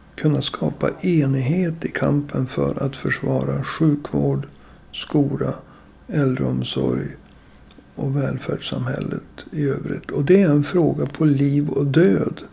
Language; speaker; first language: Swedish; native; Swedish